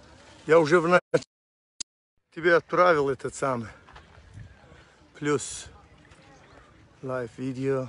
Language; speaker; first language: Russian; non-native, local second language; Azerbaijani